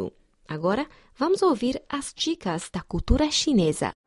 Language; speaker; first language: Portuguese; non-native, fluent; Chinese